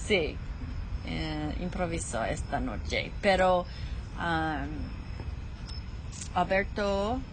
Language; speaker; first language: Spanish; non-native, fluent; English